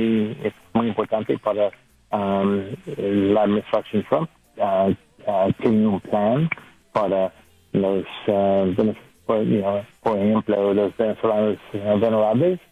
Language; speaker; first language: Spanish; non-native, learner; English